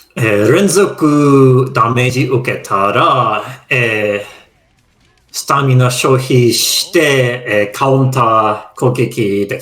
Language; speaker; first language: Japanese; non-native, fluent; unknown